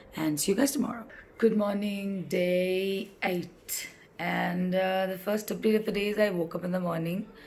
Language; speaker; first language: English; non-native, local second language; Hindi